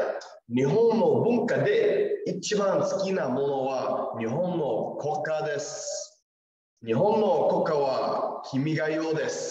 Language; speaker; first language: Japanese; non-native, learner; English